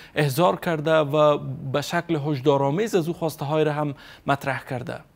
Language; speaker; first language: Persian; native; Persian